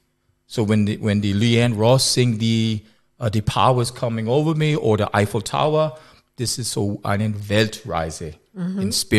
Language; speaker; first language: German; non-native, learner; English